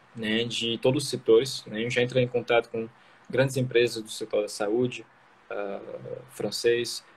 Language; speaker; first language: Portuguese; non-native, fluent; French